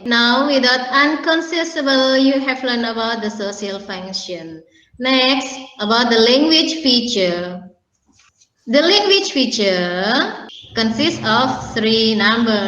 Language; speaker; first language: English; non-native, learner; Indonesian